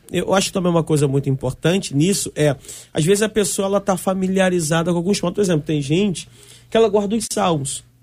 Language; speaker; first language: Portuguese; native; Portuguese